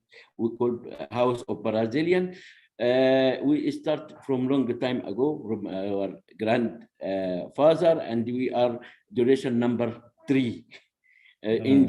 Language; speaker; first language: English; non-native, learner; Arabic